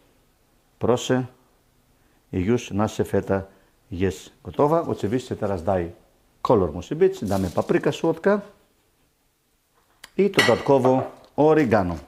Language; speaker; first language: Polish; non-native, learner; Greek